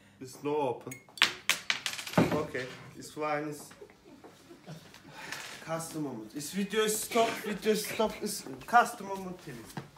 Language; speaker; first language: English; non-native, learner; Turkish